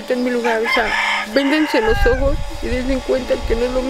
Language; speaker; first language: Spanish; native; Spanish